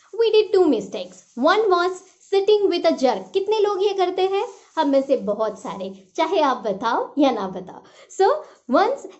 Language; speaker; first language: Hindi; non-native, local second language; Marathi